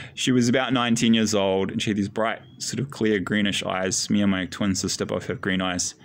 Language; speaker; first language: English; native; English